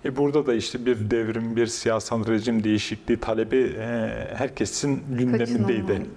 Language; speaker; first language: Turkish; non-native, local second language; Kurdish